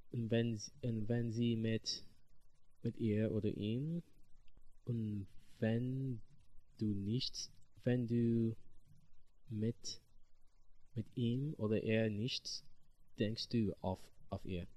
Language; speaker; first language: German; non-native, learner; English